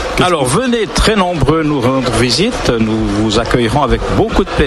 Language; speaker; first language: French; native; French